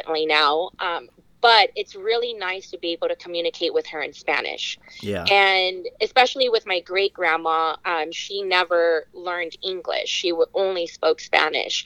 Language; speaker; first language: English; native; English